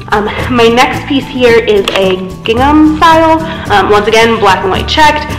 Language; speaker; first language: English; native; English